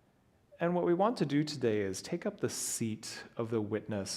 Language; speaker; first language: English; native; English